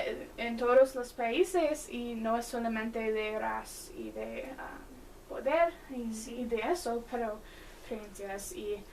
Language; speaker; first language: Spanish; non-native, learner; English